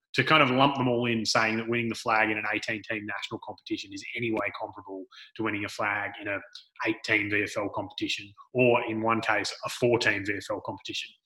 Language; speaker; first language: English; native; English